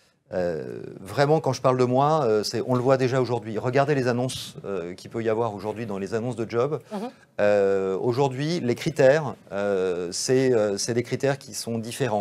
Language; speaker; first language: French; native; French